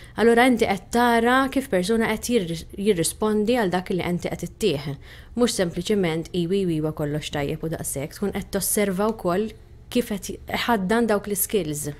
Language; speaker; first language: Maltese; native; Maltese